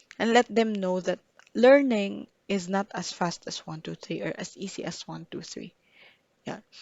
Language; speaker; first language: English; non-native, local second language; Filipino